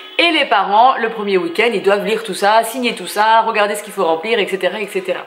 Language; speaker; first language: French; native; French